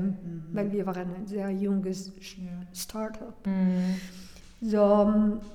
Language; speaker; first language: German; non-native, learner; Spanish